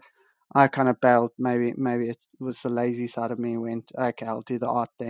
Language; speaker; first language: English; native; English